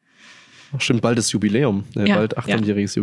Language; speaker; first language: German; native; German